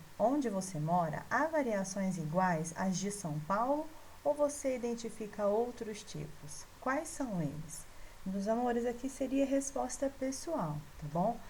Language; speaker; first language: Portuguese; native; Portuguese